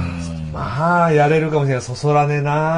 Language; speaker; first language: Japanese; native; Japanese